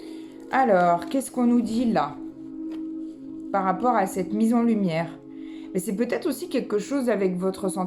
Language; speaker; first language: French; native; French